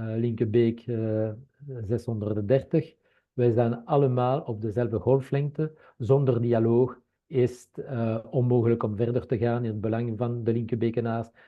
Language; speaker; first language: Dutch; non-native, local second language; French